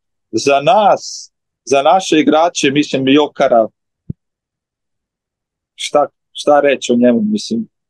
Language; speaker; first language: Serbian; early bilingual, heritage; Slovenian